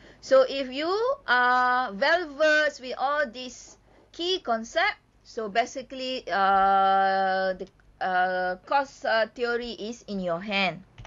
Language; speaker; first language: English; non-native, local second language; Malay